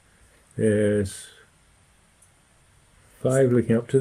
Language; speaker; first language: English; native; English